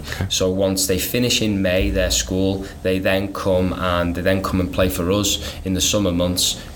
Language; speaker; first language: English; native; English